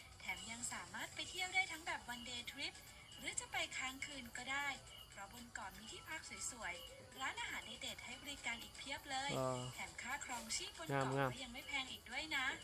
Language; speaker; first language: Thai; native; Thai